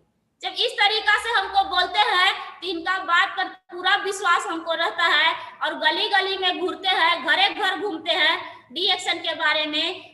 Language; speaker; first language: Hindi; non-native, local second language; Bhojpuri